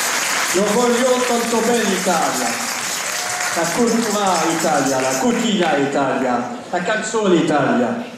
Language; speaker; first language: Italian; non-native, learner; French